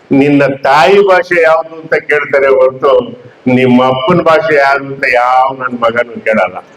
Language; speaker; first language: Kannada; native; Kannada